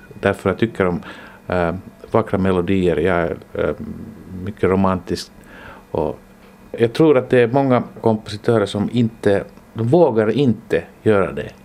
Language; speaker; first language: Swedish; non-native, local second language; Finnish